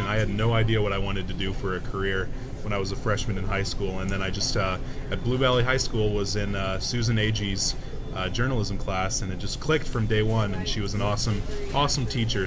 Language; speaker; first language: English; native; English